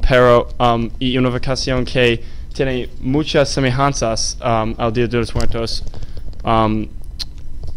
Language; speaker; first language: Spanish; non-native, learner; English